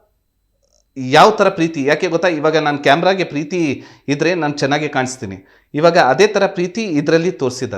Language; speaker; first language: Kannada; non-native, local second language; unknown